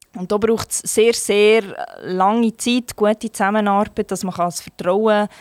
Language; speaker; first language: German; non-native, fluent; Turkish